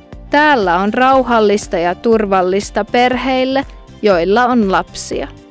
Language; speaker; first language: Finnish; non-native, fluent; Arabic